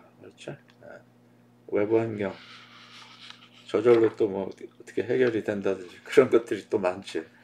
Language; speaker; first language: Korean; native; Korean